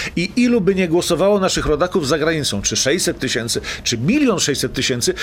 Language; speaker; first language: Polish; native; Polish